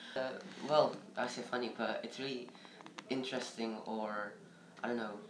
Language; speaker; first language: English; early bilingual, other home language; Indonesian